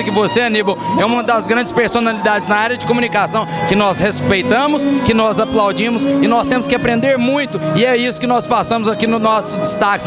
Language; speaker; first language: Portuguese; native; Portuguese